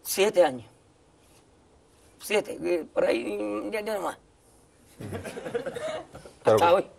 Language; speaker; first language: Spanish; native; Spanish